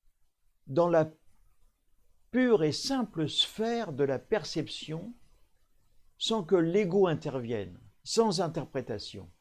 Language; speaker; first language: French; native; French